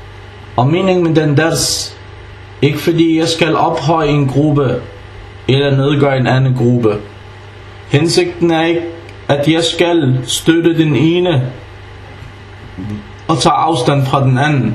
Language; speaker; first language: Danish; early bilingual, other home language; Arabic